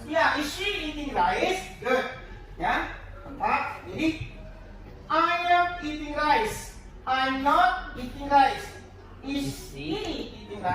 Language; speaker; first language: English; non-native, fluent; Indonesian